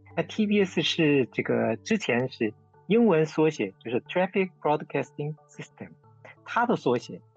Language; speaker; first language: Chinese; non-native, fluent; Korean